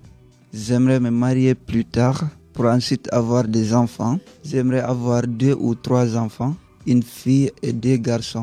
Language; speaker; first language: French; non-native, learner; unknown